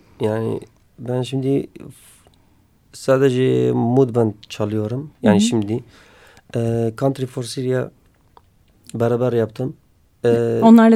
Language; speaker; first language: Turkish; non-native, learner; Kurdish